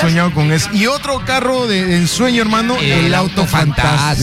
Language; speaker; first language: Spanish; native; Spanish